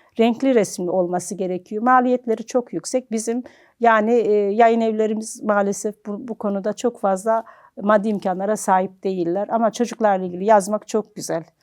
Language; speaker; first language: Turkish; native; Turkish